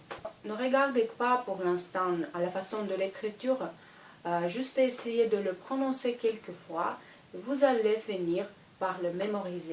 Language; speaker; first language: French; non-native, fluent; Russian